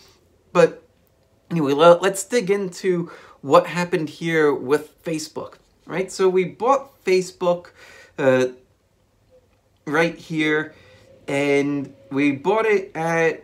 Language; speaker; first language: English; native; English